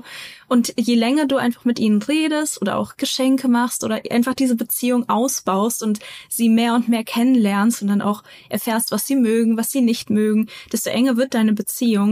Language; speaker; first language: German; native; German